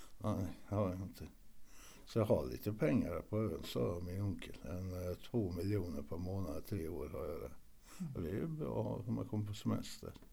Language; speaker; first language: Swedish; early bilingual, other home language; Norwegian